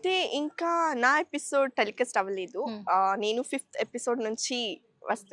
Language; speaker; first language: Telugu; non-native, learner; Kannada